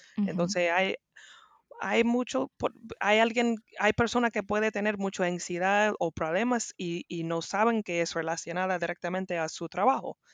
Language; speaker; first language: Spanish; non-native, learner; English